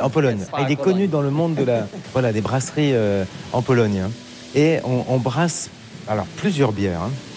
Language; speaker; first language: French; native; French